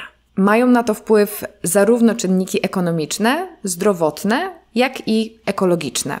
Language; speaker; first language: Polish; native; Polish